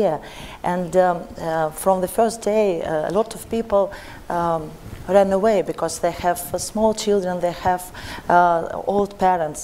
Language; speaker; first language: English; non-native, learner; Ukrainian